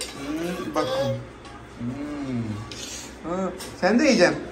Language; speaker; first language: Turkish; non-native, learner; Urdu